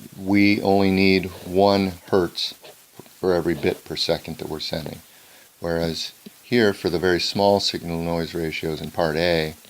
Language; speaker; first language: English; native; English